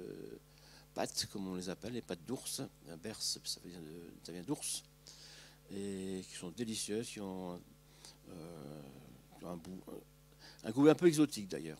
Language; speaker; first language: French; native; French